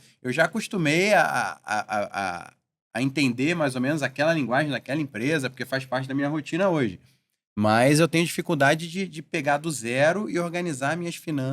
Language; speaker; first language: Portuguese; native; Portuguese